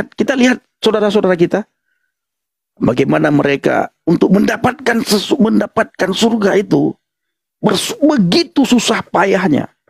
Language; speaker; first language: Indonesian; non-native, local second language; Achinese